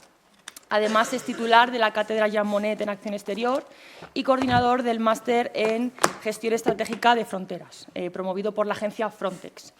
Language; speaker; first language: Spanish; native; Spanish